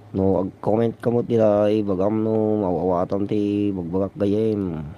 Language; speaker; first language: Filipino; non-native, local second language; Iloko